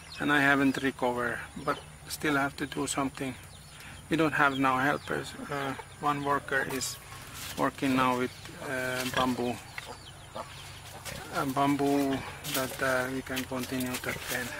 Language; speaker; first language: English; non-native, learner; Finnish